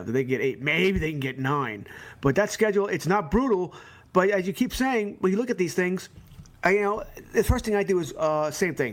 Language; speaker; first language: English; native; English